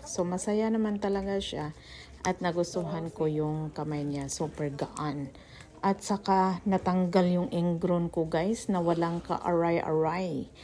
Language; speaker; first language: Filipino; non-native, local second language; Cebuano